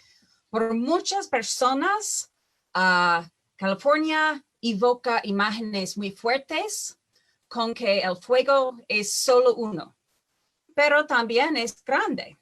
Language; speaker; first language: Spanish; non-native, fluent; English